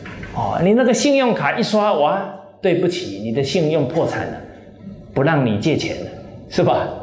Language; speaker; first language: Chinese; native; Chinese